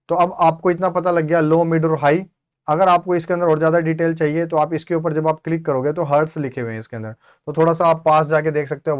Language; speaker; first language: Hindi; native; Hindi